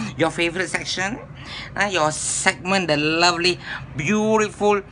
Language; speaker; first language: English; non-native, local second language; Malay